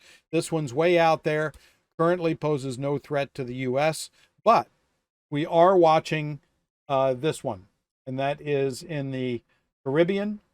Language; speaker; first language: English; native; English